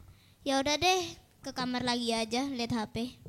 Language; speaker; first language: Indonesian; native; Indonesian